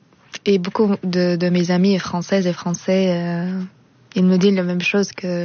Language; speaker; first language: French; non-native, fluent; Arabic